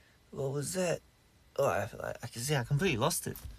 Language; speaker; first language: English; early bilingual, other home language; Korean